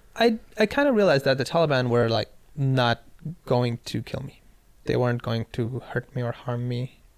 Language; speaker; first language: English; non-native, local second language; Pashto